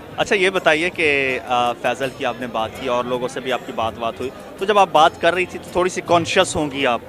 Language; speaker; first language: Urdu; non-native, local second language; Punjabi